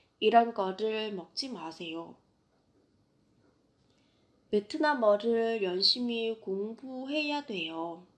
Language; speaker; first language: Korean; non-native, fluent; Vietnamese